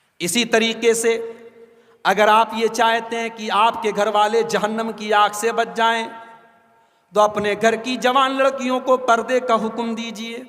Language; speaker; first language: Urdu; native; Urdu